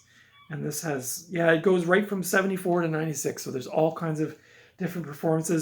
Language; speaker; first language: English; native; English